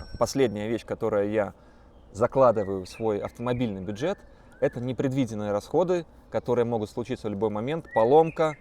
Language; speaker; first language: Russian; native; Russian